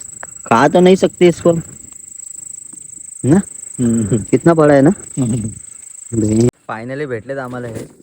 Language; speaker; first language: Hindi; non-native, local second language; Marathi